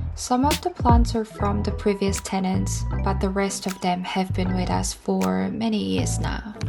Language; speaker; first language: English; non-native, fluent; Korean